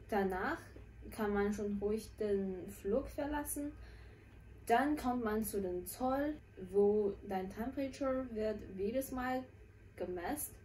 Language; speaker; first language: German; non-native, fluent; Chinese